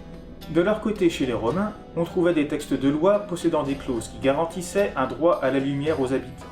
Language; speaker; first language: French; native; French